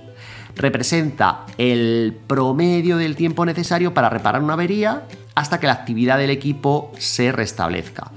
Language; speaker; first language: Spanish; native; Spanish